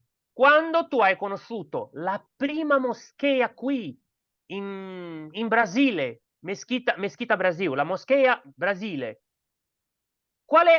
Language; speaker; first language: Italian; non-native, learner; Portuguese